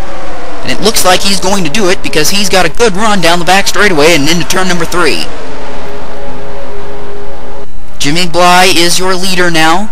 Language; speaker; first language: English; native; English